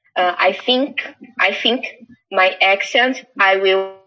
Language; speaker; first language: English; non-native, learner; Portuguese